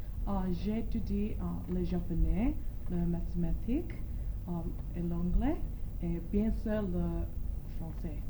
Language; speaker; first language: French; non-native, learner; Korean